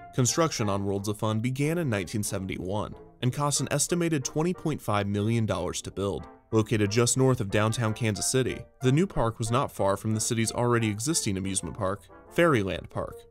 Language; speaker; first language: English; native; English